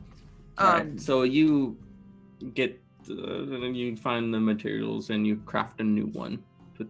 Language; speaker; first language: English; native; English